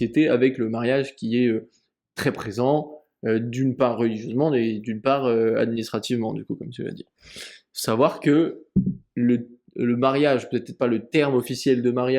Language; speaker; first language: French; native; French